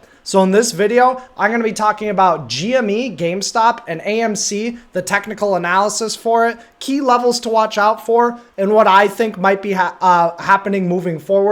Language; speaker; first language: English; native; English